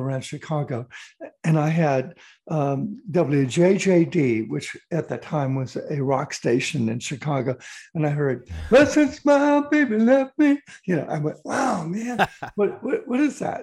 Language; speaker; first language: English; native; English